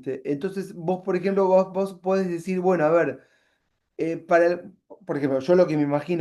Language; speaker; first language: Spanish; native; Spanish